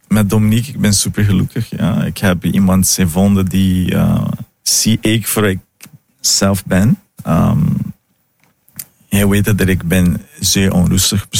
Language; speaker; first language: Dutch; non-native, fluent; Italian